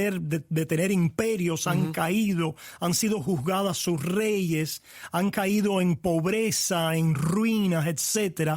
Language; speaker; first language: Spanish; native; Spanish